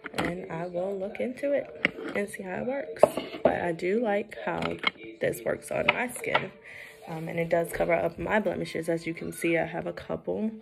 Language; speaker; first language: English; native; English